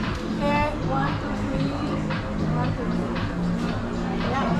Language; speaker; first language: English; non-native, local second language; Cebuano